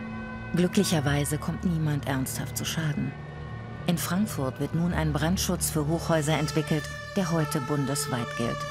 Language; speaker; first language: German; native; German